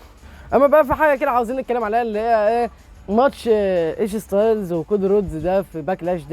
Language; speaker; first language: Arabic; native; Arabic